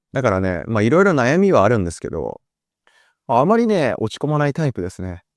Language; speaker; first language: Japanese; native; Japanese